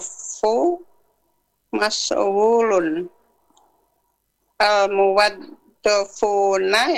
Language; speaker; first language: Arabic; non-native, learner; Indonesian